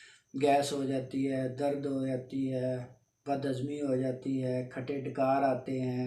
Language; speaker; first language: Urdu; non-native, local second language; Punjabi